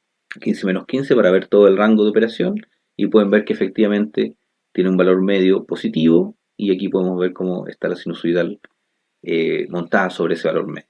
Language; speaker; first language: Spanish; native; Spanish